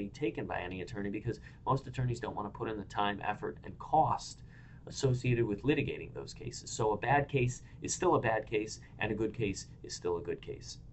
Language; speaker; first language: English; native; English